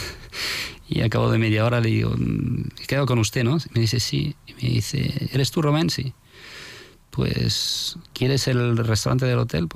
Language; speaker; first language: Spanish; non-native, fluent; French